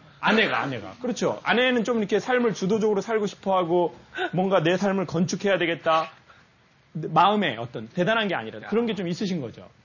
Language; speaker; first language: Korean; native; Korean